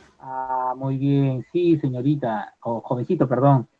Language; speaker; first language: Spanish; native; Spanish